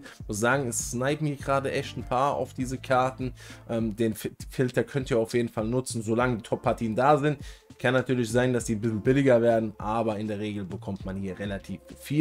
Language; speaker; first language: German; native; German